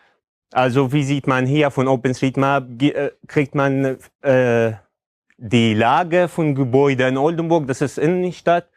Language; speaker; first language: German; non-native, fluent; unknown